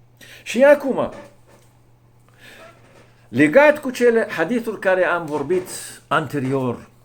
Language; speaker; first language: Romanian; non-native, fluent; Arabic